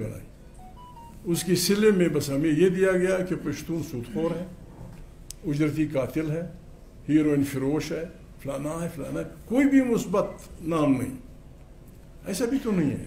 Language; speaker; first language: Urdu; non-native, local second language; Pashto